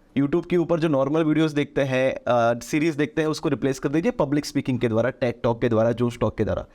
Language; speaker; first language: Hindi; non-native, local second language; Gujarati